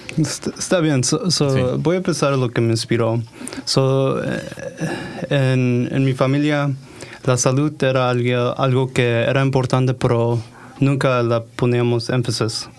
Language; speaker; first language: Spanish; early bilingual, heritage; Spanish